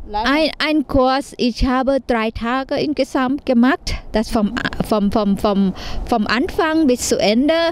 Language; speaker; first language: German; non-native, learner; Thai